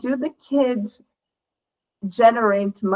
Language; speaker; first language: English; non-native, fluent; Portuguese